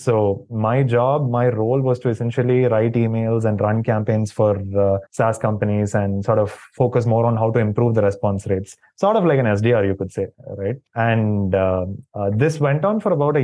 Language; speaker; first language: English; non-native, local second language; Tamil